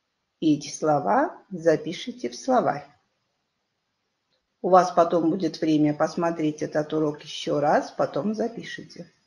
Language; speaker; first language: Russian; non-native, local second language; Kyrgyz